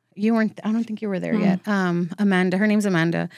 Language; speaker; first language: English; early bilingual, other home language; Spanish